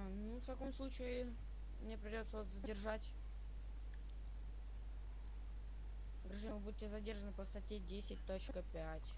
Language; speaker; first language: Russian; native; Russian